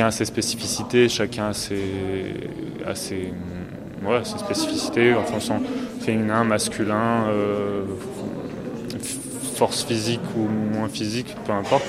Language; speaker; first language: French; native; French